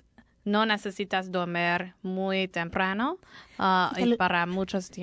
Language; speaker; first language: Spanish; non-native, learner; English